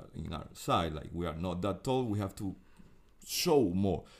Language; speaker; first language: English; non-native, fluent; Spanish